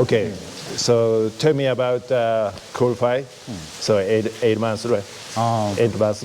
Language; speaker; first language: English; non-native, learner; Japanese